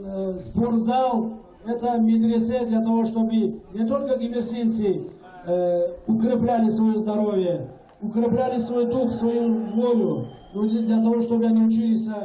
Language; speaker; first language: Russian; non-native, local second language; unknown